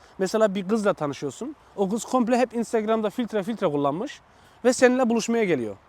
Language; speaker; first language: Turkish; early bilingual, other home language; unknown